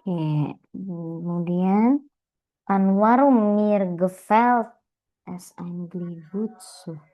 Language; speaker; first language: German; non-native, learner; Indonesian